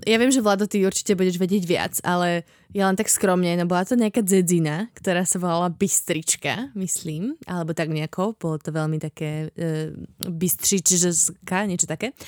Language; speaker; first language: Slovak; native; Slovak